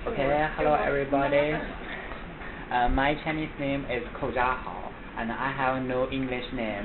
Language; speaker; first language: English; non-native, learner; Chinese